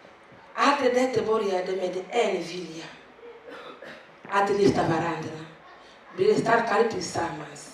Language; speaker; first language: Swedish; non-native, fluent; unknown